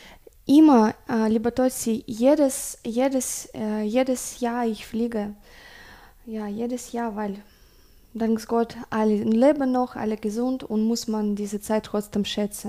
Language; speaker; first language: German; non-native, learner; Russian